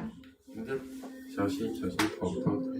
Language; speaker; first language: Chinese; native; Chinese